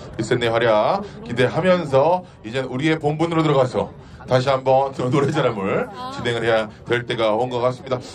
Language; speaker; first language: Korean; native; Korean